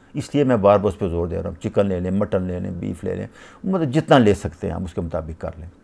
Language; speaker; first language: Urdu; native; Urdu